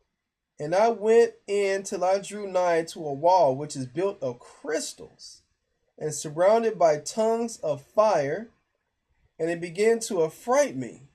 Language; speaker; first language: English; native; English